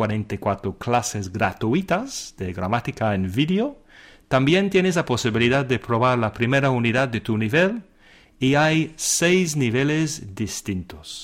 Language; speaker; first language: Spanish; non-native, fluent; English